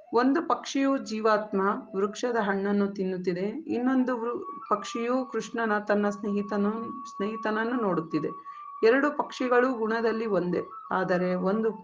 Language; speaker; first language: Kannada; native; Kannada